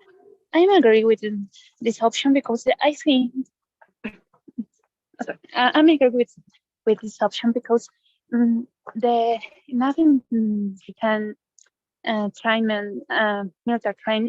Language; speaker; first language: English; non-native, learner; Spanish